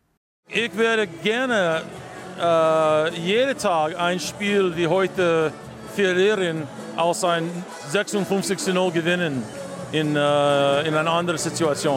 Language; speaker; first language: German; non-native, fluent; English